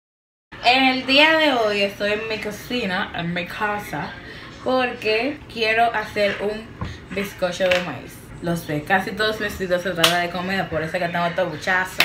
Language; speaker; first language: Spanish; native; Spanish